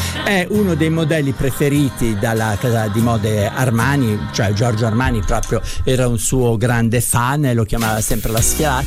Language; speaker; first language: Italian; native; Italian